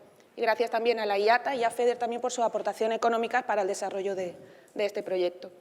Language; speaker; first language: Spanish; native; Spanish